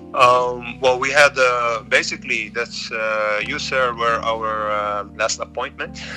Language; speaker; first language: English; non-native, fluent; Arabic